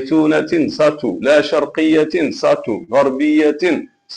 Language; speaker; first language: Arabic; non-native, fluent; Malay